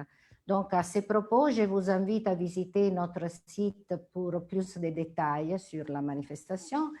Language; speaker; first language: French; non-native, fluent; Italian